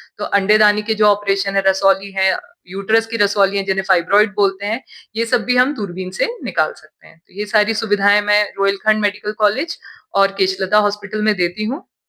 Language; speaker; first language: Hindi; native; Hindi